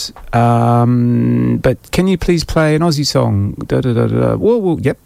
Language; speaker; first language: English; native; English